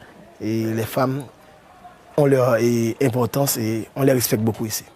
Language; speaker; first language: French; non-native, local second language; Haitian Creole